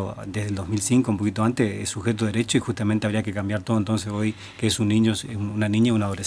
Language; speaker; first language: Spanish; native; Spanish